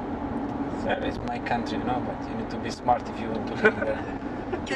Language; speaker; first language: English; non-native, learner; Serbian